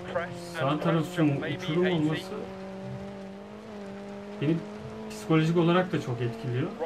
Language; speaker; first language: Turkish; native; Turkish